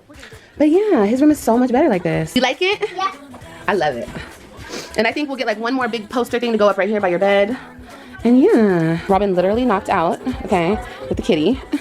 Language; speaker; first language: English; native; English